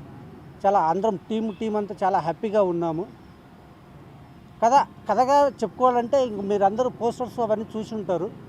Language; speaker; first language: Telugu; native; Telugu